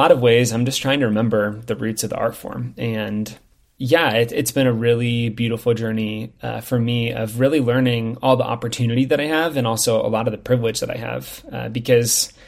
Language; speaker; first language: English; native; English